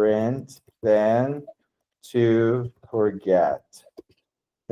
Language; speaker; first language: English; non-native, fluent; Portuguese